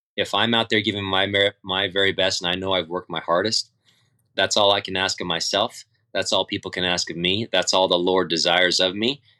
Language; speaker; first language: English; native; English